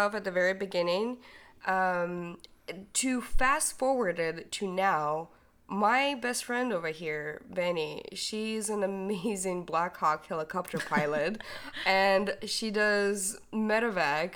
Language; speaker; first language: English; non-native, fluent; Ukrainian